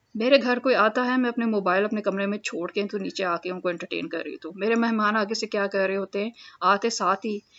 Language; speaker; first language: Urdu; non-native, local second language; Punjabi